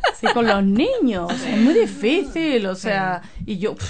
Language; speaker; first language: Spanish; native; Spanish